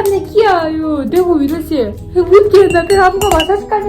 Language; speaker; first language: Hindi; non-native, local second language; Tibetan